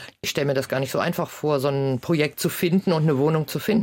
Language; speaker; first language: German; native; German